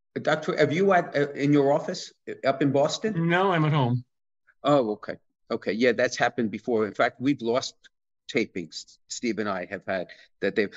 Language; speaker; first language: English; native; English